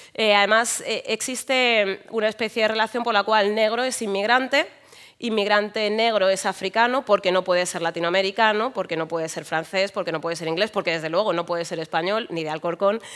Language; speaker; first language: Spanish; native; Spanish